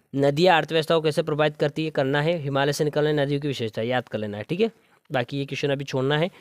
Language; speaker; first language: Hindi; native; Hindi